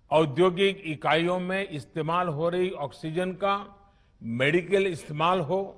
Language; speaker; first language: Hindi; non-native, local second language; Gujarati